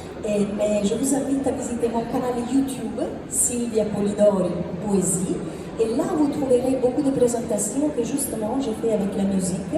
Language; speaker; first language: French; non-native, fluent; Italian